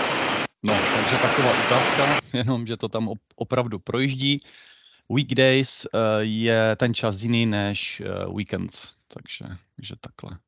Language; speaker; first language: Czech; native; Czech